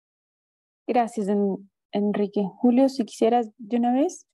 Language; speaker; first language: Spanish; native; Spanish